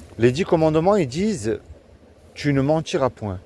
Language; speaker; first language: French; native; French